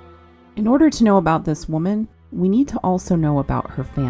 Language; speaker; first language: English; native; English